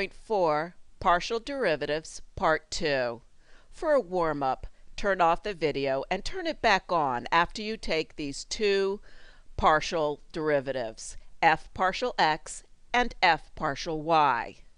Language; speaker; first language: English; native; English